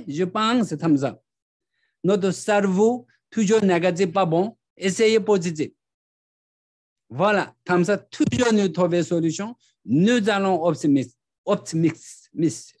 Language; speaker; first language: French; non-native, learner; Tibetan